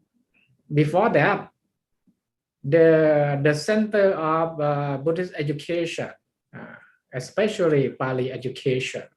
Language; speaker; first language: English; non-native, learner; Thai